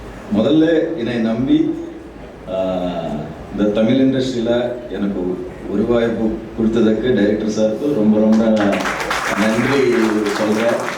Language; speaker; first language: Tamil; non-native, learner; Telugu